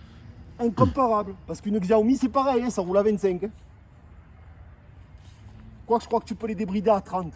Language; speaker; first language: French; native; French